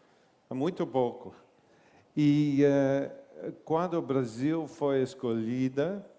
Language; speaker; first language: Portuguese; non-native, learner; English